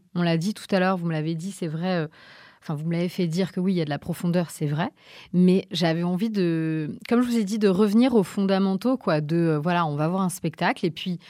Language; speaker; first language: French; native; French